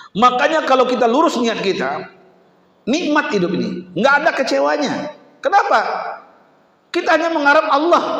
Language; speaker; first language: Indonesian; native; Indonesian